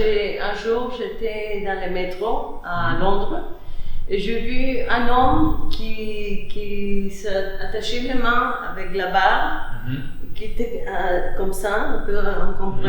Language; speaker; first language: French; non-native, fluent; Spanish